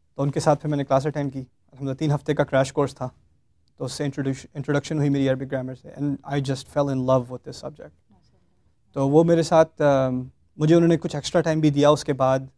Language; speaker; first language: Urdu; early bilingual, heritage; Urdu